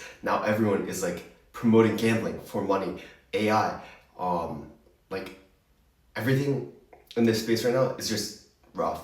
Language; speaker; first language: English; native; English